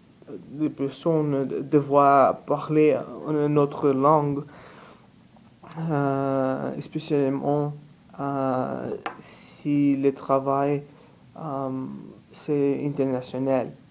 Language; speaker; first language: French; non-native, learner; Portuguese